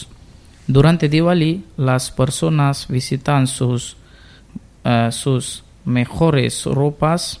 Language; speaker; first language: Spanish; non-native, learner; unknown